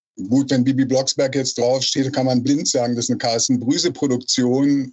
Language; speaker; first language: German; native; German